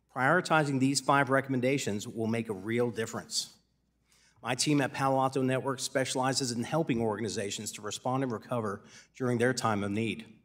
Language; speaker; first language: English; native; English